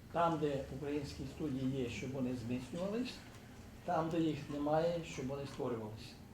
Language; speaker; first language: Ukrainian; native; Ukrainian